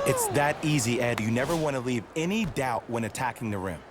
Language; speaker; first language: English; native; English